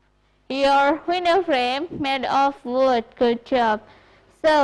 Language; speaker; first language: English; non-native, fluent; Indonesian